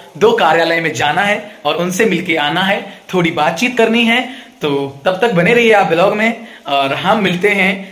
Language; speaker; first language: Hindi; native; Hindi